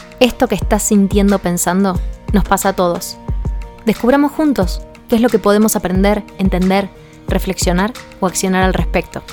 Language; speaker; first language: Spanish; native; Spanish